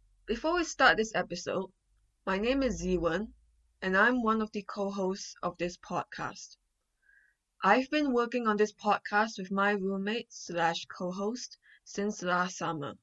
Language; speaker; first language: English; non-native, local second language; Chinese